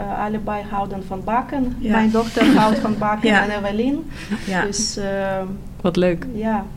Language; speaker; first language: Dutch; non-native, fluent; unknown